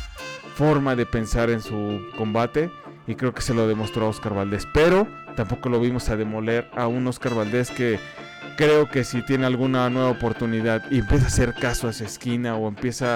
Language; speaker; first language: Spanish; native; Spanish